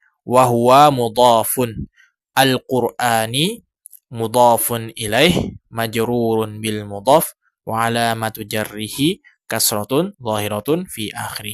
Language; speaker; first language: Arabic; non-native, fluent; Indonesian